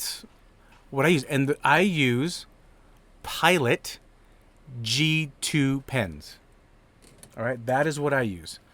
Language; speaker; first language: English; native; English